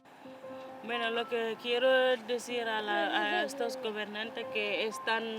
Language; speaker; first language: Spanish; non-native, fluent; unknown